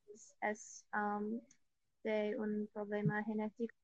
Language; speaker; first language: Spanish; non-native, learner; English